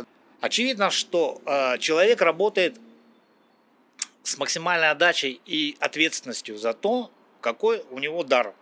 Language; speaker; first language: Russian; native; Russian